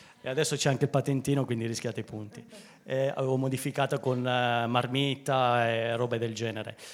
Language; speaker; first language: Italian; native; Italian